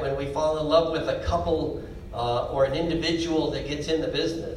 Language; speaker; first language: English; native; English